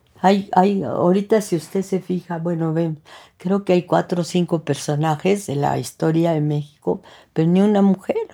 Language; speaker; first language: Spanish; early bilingual, other home language; French